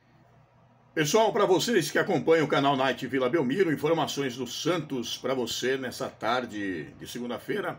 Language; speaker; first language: Portuguese; native; Portuguese